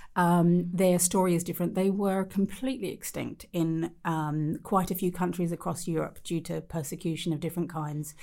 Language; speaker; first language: English; native; English